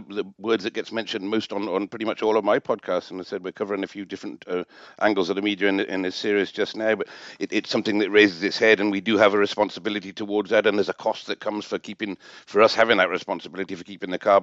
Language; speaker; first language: English; native; English